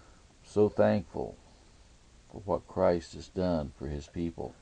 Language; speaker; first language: English; native; English